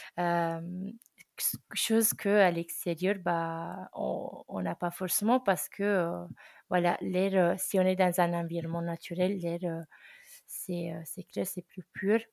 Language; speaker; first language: French; non-native, fluent; Italian